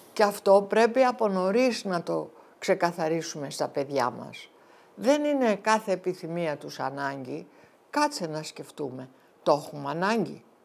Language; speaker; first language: Greek; early bilingual, heritage; Greek